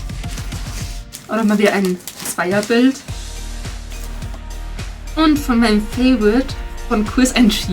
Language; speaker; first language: German; native; German